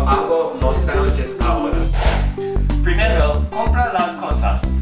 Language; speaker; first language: Spanish; non-native, learner; English